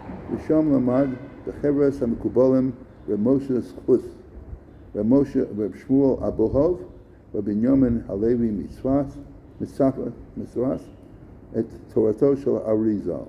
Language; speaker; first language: Hebrew; non-native, fluent; English